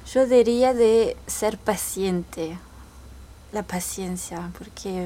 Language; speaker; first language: Spanish; early bilingual, heritage; French